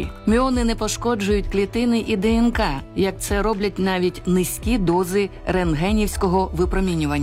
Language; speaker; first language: Ukrainian; native; Ukrainian